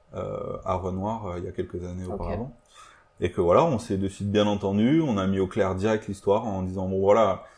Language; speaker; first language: French; native; French